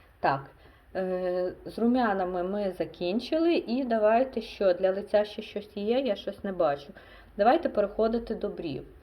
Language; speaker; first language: Ukrainian; non-native, local second language; Russian